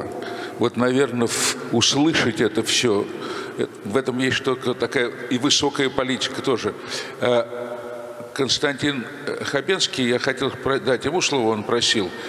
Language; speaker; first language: Russian; native; Russian